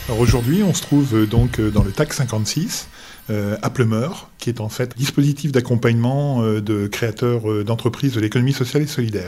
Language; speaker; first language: French; native; French